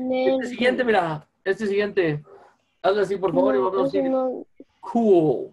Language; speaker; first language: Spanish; native; Spanish